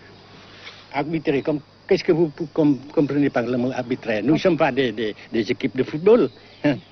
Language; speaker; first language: French; non-native, fluent; Vietnamese